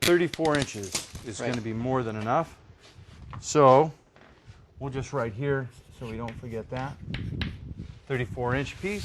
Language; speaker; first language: English; native; English